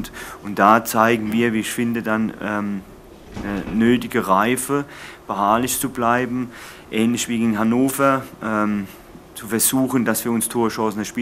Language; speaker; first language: German; native; German